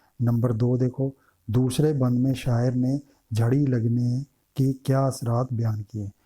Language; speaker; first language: Urdu; non-native, local second language; Punjabi